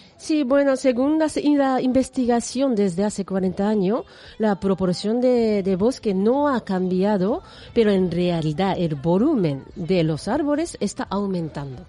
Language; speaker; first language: Spanish; non-native, fluent; Japanese